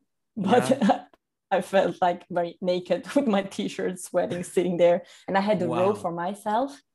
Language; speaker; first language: English; non-native, fluent; Swiss German